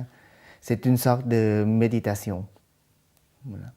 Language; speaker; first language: French; non-native, fluent; Thai